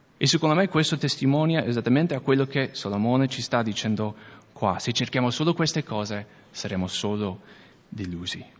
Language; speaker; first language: Italian; non-native, fluent; English